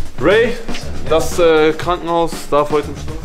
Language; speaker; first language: German; native; German